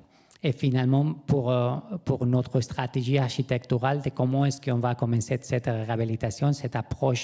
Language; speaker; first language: French; non-native, fluent; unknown